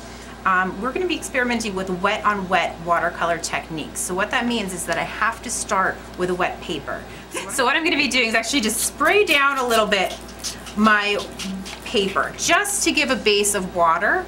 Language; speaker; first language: English; native; English